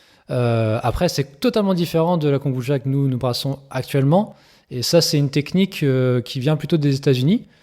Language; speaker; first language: French; native; French